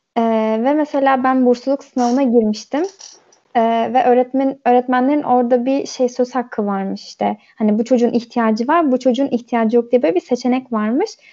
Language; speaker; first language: Turkish; early bilingual, heritage; Turkish